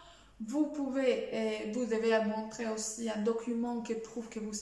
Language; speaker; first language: French; non-native, fluent; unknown